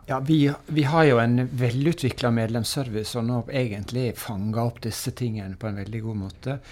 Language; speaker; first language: Norwegian; native; Norwegian